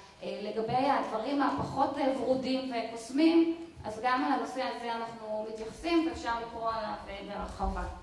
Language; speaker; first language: Hebrew; native; Hebrew